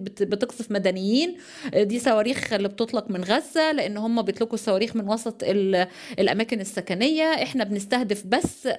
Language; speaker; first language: Arabic; native; Arabic